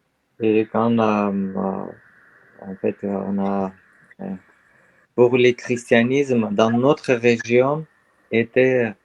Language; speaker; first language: French; non-native, learner; Armenian